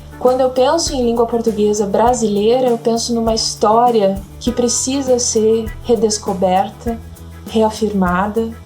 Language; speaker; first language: Portuguese; native; Portuguese